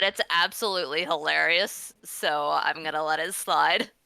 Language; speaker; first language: English; native; English